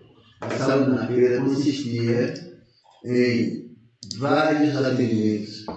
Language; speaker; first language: Portuguese; native; Portuguese